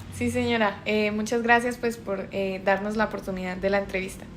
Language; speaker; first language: Spanish; native; Spanish